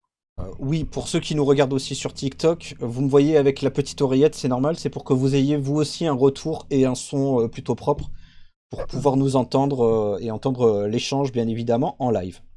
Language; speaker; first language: French; native; French